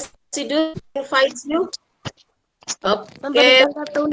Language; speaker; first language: English; non-native, fluent; Indonesian